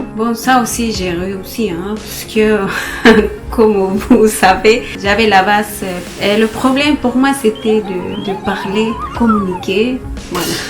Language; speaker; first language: French; non-native, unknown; Spanish